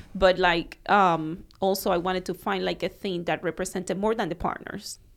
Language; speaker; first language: English; non-native, fluent; Spanish